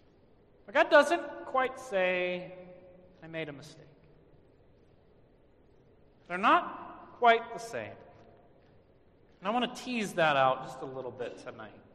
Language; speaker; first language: English; native; English